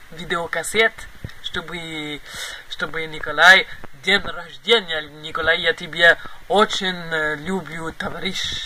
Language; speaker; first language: Russian; non-native, learner; Spanish